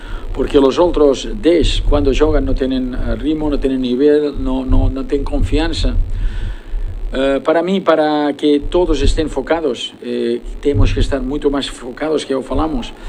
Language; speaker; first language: Portuguese; non-native, fluent; Spanish